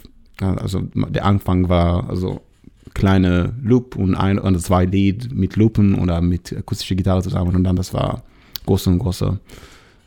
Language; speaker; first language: German; non-native, learner; Hebrew